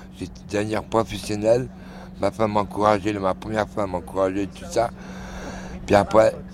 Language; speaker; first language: French; native; French